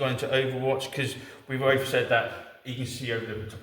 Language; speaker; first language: English; native; English